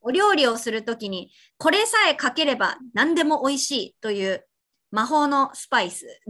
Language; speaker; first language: Japanese; native; Japanese